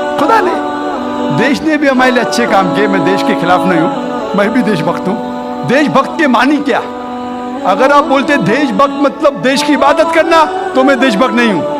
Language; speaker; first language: Hindi; non-native, local second language; Konkani